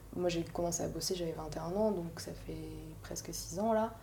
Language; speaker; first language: French; native; French